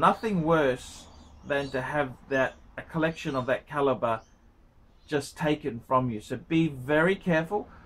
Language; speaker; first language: English; native; English